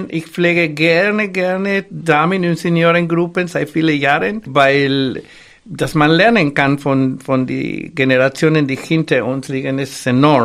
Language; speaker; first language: German; non-native, fluent; Spanish